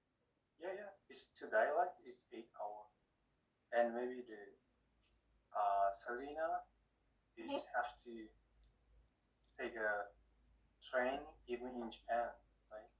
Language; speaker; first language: English; non-native, learner; Korean